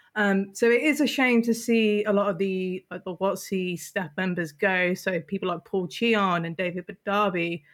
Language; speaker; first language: English; native; English